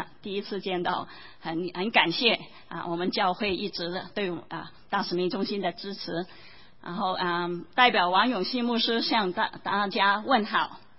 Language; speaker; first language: Chinese; non-native, local second language; Cantonese